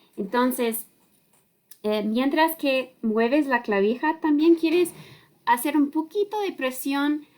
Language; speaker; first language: Spanish; non-native, learner; English